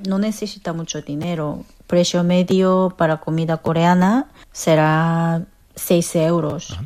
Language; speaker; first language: Spanish; non-native, fluent; Korean